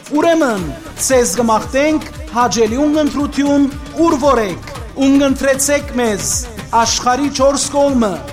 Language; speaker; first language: Armenian; native; Armenian